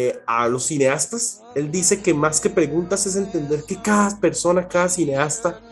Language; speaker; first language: Spanish; native; Spanish